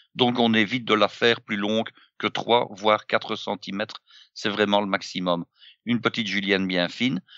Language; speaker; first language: French; native; French